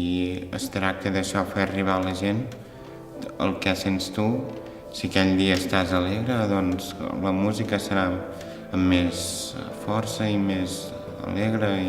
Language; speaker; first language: Catalan; early bilingual, other home language; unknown